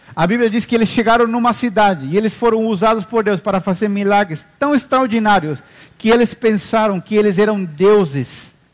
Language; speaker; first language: Portuguese; non-native, fluent; Spanish